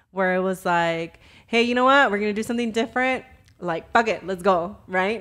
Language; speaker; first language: English; early bilingual, other home language; Spanish